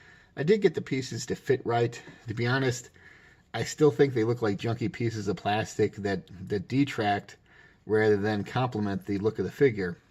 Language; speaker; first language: English; native; English